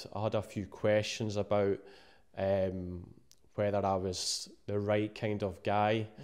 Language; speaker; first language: English; native; English